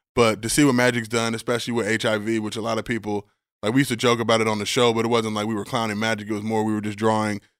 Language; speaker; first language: English; native; English